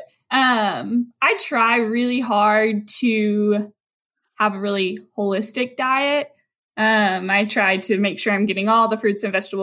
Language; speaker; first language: English; native; English